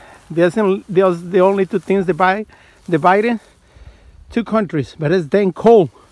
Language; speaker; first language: English; non-native, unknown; Spanish